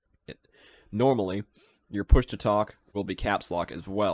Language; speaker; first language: English; native; English